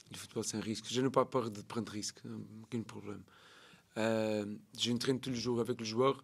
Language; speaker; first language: French; non-native, learner; Portuguese